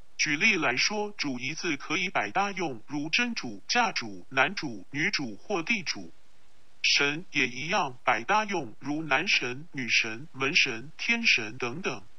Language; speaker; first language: Chinese; non-native, local second language; Cantonese